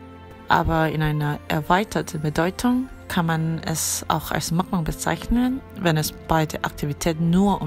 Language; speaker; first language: German; non-native, fluent; Korean